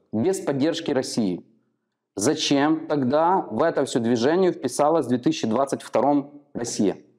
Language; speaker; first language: Russian; non-native, local second language; Ukrainian